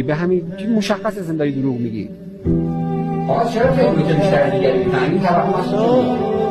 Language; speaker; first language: Persian; native; Persian